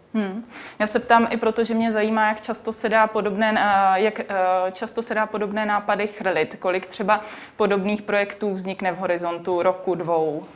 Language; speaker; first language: Czech; native; Czech